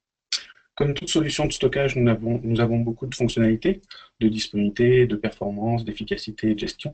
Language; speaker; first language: French; native; French